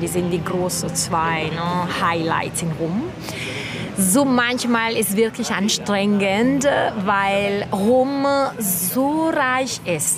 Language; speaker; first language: German; non-native, fluent; Italian